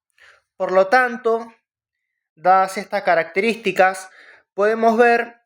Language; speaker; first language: Spanish; native; Spanish